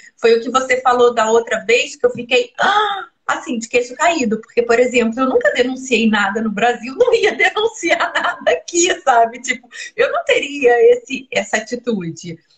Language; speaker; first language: Portuguese; native; Portuguese